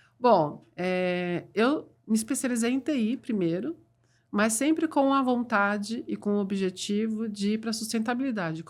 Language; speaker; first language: Portuguese; native; Portuguese